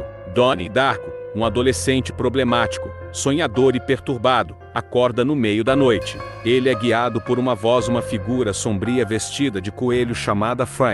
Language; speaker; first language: Portuguese; native; Portuguese